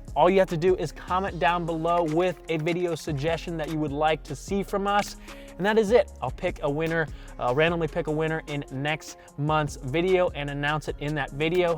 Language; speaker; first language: English; native; English